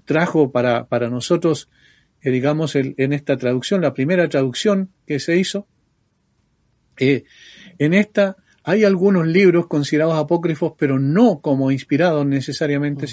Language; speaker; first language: Spanish; native; Spanish